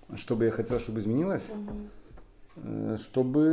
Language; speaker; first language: Russian; non-native, local second language; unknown